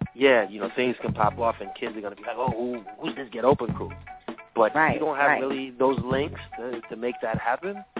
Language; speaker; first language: English; early bilingual, other home language; French